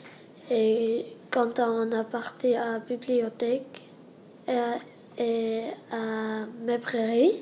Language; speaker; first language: French; non-native, learner; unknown